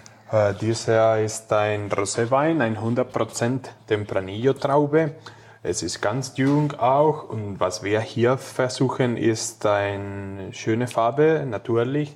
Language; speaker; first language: German; non-native, learner; Spanish